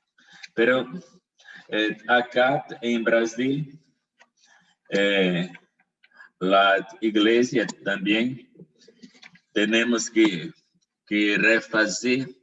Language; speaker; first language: Portuguese; non-native, learner; Spanish